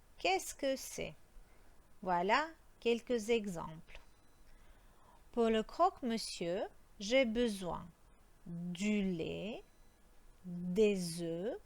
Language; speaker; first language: French; non-native, fluent; Croatian